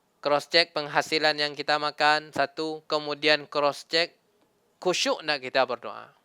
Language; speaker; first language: Malay; non-native, local second language; Minangkabau